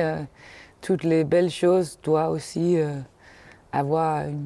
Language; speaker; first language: French; non-native, fluent; Danish